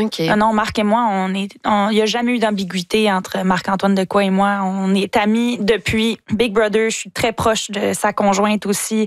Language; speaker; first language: French; native; French